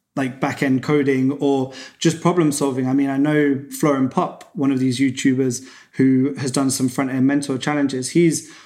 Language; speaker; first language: English; native; English